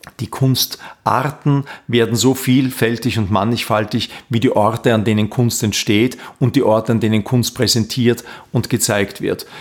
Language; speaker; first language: German; native; German